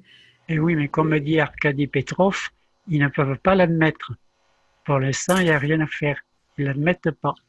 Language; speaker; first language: French; native; French